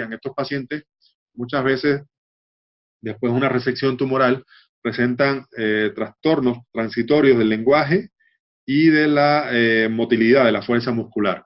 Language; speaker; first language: Spanish; native; Spanish